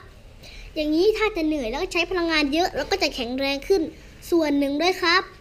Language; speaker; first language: Thai; native; Thai